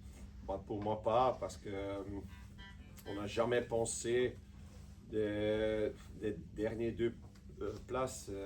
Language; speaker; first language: French; non-native, local second language; Dutch